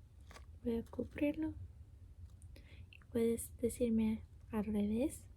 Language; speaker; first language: Spanish; non-native, learner; English